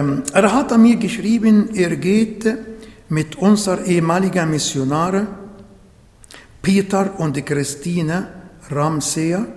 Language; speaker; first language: German; non-native, fluent; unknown